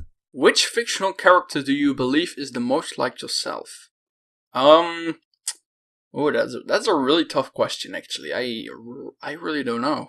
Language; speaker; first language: English; non-native, fluent; Dutch